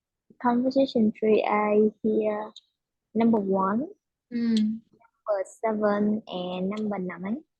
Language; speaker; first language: English; non-native, learner; Vietnamese